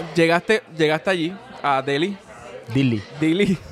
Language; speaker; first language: Spanish; native; Spanish